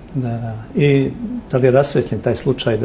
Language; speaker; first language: Serbian; native; Serbian